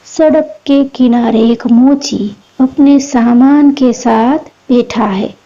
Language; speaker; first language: Hindi; non-native, local second language; Gujarati